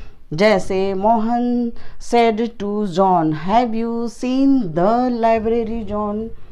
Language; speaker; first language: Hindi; native; Hindi